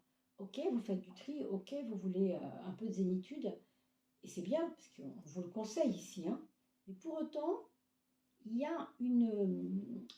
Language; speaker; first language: French; native; French